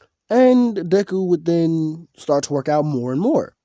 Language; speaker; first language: English; native; English